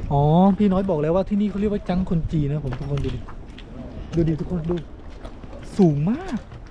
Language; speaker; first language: Thai; native; Thai